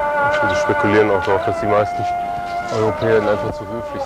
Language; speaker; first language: German; native; German